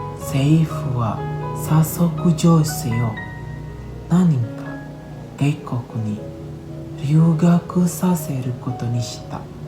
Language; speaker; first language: Japanese; non-native, learner; Indonesian